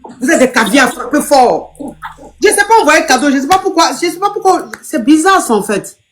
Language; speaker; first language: French; non-native, local second language; Lingala